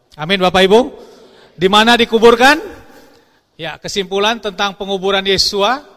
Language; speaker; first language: Indonesian; non-native, local second language; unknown